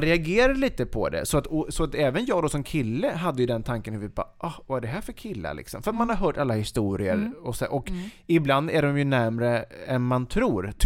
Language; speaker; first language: Swedish; native; Swedish